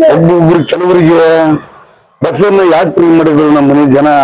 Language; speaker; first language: Kannada; native; Kannada